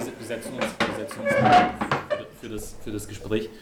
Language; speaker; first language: German; native; German